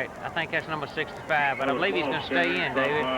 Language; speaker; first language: English; native; English